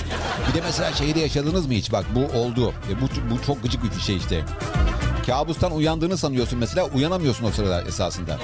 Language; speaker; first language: Turkish; native; Turkish